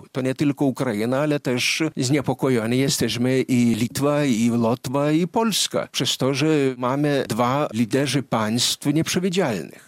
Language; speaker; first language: Polish; non-native, fluent; Lithuanian